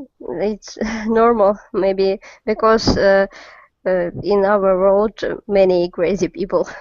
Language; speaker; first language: English; non-native, learner; Russian